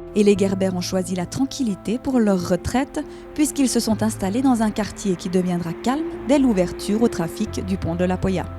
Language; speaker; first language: French; native; French